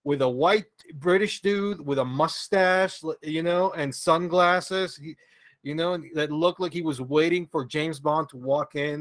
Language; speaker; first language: English; early bilingual, other home language; Spanish